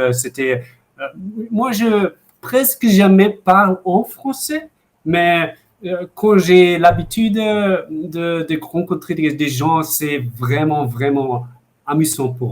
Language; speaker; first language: French; early bilingual, heritage; English